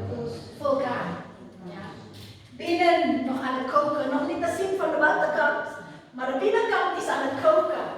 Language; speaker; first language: Dutch; non-native, fluent; Indonesian